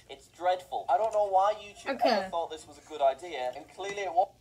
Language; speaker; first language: English; native; English